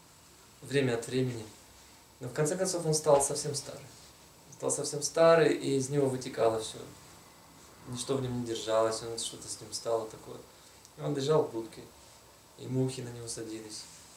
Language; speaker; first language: Russian; native; Russian